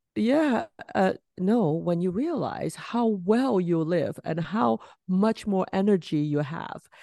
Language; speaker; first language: English; non-native, local second language; Cantonese